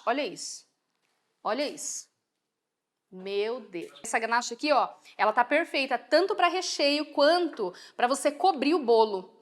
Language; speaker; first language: Portuguese; native; Portuguese